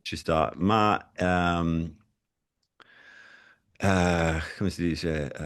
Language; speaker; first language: Italian; non-native, fluent; English